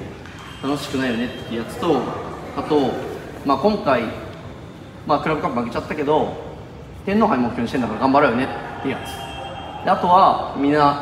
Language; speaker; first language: Japanese; native; Japanese